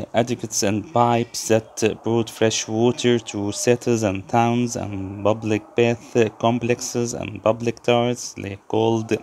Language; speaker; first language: English; non-native, fluent; Arabic